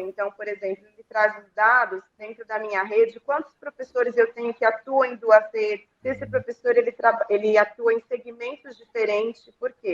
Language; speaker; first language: Portuguese; native; Portuguese